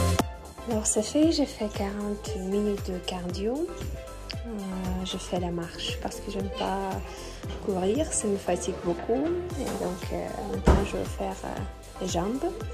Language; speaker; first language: French; non-native, fluent; Russian